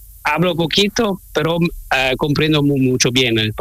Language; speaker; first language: Spanish; non-native, learner; Italian